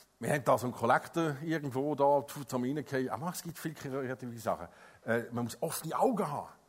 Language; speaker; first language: German; non-native, fluent; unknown